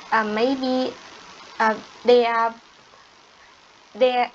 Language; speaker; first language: English; non-native, learner; Vietnamese